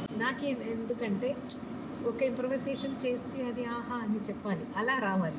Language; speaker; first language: Telugu; non-native, local second language; Malayalam